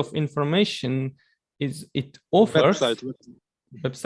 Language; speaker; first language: English; non-native, learner; Chechen